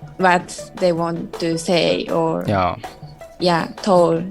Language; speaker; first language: English; non-native, learner; Japanese